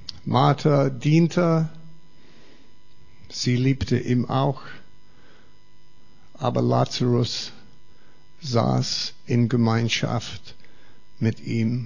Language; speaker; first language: German; non-native, fluent; English